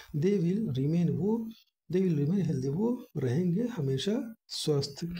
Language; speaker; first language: Hindi; native; Hindi